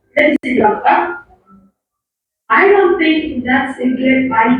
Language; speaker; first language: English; non-native, fluent; Indonesian